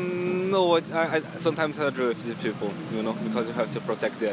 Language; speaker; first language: English; non-native, learner; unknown